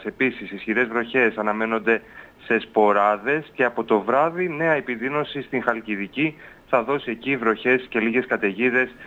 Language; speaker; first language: Greek; native; Greek